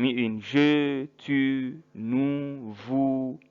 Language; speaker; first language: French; non-native, fluent; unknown